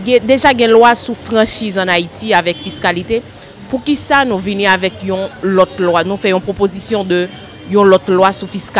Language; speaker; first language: French; non-native, local second language; Haitian Creole